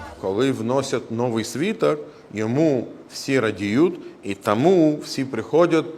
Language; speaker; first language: Ukrainian; non-native, local second language; Russian